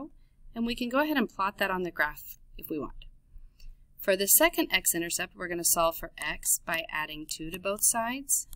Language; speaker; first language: English; native; English